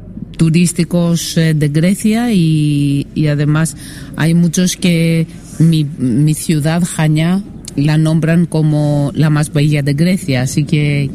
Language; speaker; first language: Spanish; non-native, fluent; Greek